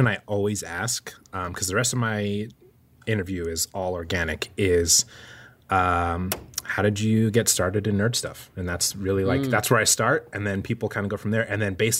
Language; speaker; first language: English; native; English